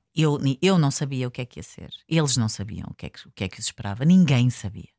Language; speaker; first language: Portuguese; native; Portuguese